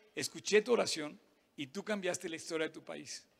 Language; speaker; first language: Spanish; native; Spanish